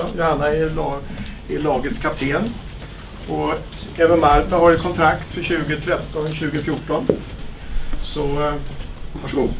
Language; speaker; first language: Swedish; native; Swedish